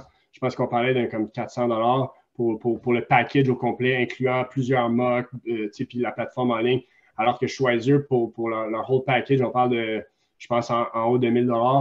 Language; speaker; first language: French; native; French